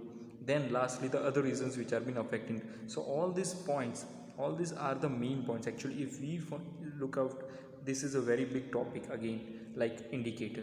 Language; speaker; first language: English; non-native, local second language; Hindi